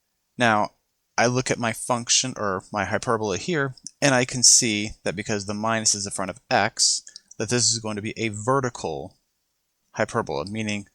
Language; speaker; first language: English; native; English